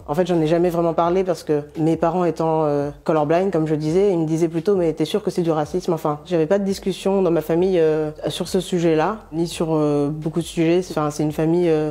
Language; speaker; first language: French; native; French